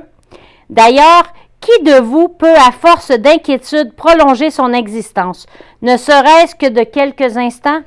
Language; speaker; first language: French; native; French